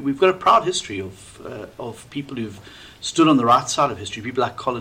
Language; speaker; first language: English; native; English